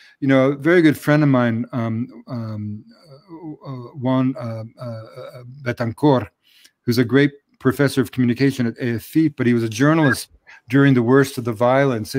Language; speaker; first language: English; native; English